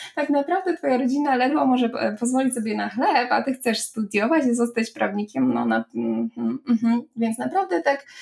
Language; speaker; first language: Polish; native; Polish